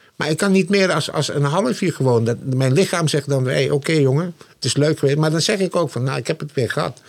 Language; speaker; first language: Dutch; non-native, fluent; Malay